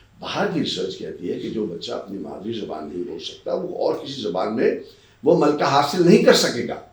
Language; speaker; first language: Urdu; native; Urdu